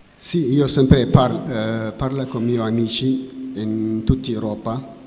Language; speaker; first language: Italian; non-native, learner; Tigrinya